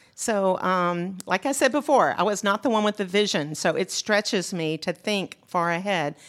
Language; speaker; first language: English; native; English